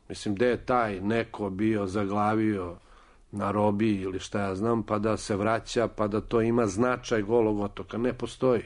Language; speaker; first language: Serbian; native; Serbian